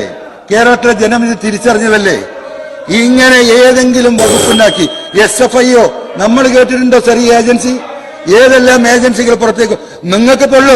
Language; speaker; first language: Malayalam; native; Malayalam